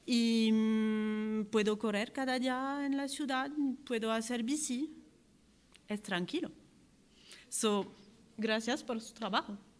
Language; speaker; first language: Spanish; non-native, fluent; French